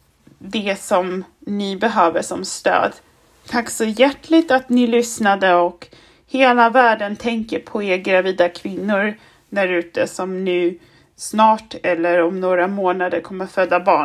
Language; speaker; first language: Swedish; non-native, fluent; German